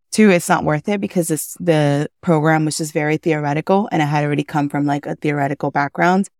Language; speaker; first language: English; early bilingual, other home language; Spanish